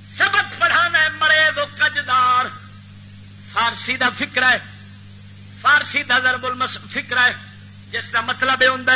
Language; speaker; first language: Urdu; non-native, local second language; Punjabi